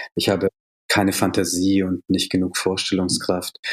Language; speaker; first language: German; native; German